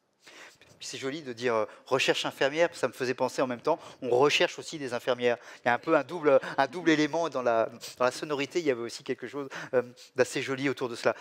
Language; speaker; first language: French; native; French